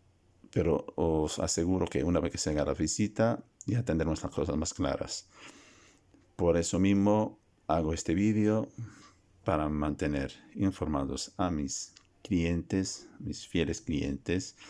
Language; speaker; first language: Spanish; non-native, fluent; Arabic